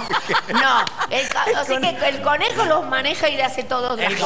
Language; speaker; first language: Spanish; native; Spanish